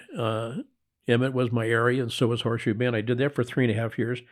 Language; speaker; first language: English; native; English